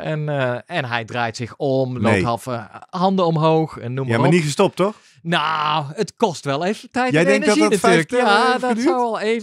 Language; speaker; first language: Dutch; native; Dutch